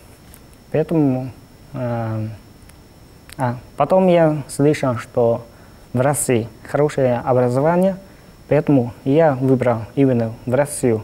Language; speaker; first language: Russian; non-native, fluent; Vietnamese